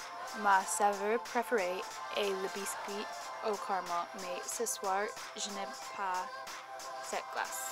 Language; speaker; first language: French; non-native, learner; English